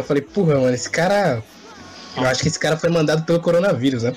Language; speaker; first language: Portuguese; native; Portuguese